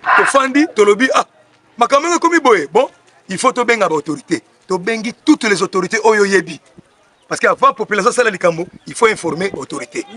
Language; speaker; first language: Lingala; non-native, local second language; Kongo